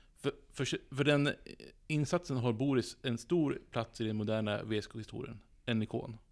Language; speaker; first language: Swedish; native; Swedish